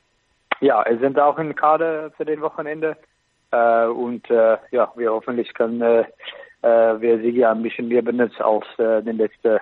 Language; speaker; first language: German; non-native, fluent; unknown